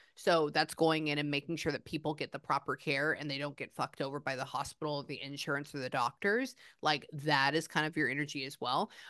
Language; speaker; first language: English; native; English